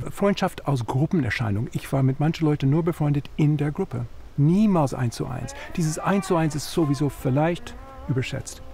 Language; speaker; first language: German; non-native, fluent; Croatian